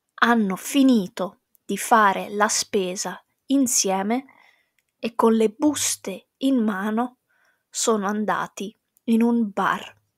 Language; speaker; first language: Italian; non-native, fluent; English